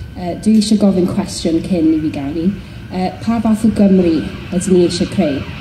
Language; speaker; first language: Welsh; non-native, local second language; English